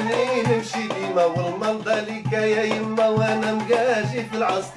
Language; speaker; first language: Arabic; native; Arabic